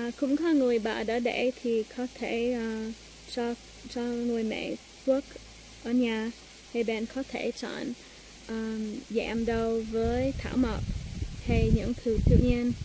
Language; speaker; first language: Vietnamese; non-native, learner; English